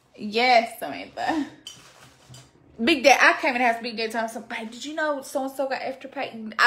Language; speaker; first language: English; native; English